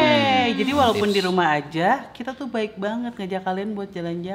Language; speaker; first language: Indonesian; native; Indonesian